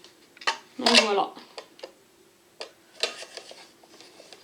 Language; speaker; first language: French; native; French